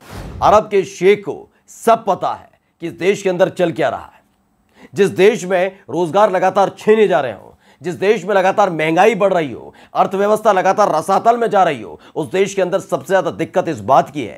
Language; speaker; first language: Hindi; native; Hindi